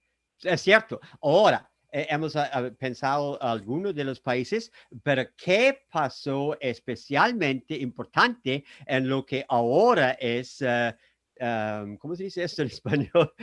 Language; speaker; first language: Spanish; non-native, fluent; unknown